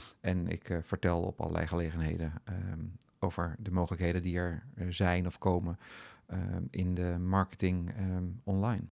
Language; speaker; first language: Dutch; native; Dutch